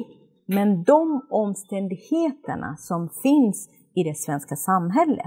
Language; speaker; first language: Swedish; non-native, fluent; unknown